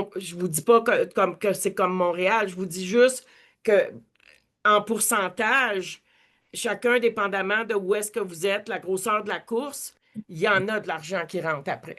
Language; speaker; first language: French; native; French